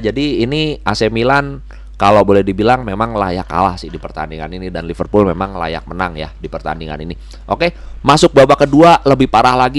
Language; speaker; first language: Indonesian; native; Indonesian